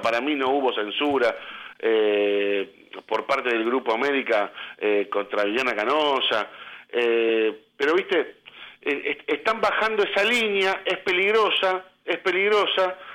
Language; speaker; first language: Spanish; native; Spanish